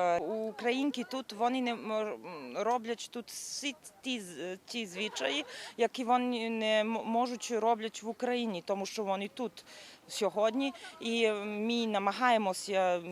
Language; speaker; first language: Ukrainian; non-native, learner; Serbian